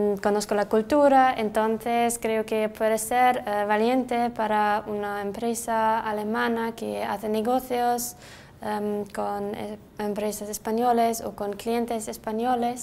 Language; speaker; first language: Spanish; non-native, fluent; German